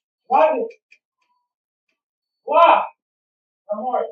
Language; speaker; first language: Russian; native; Russian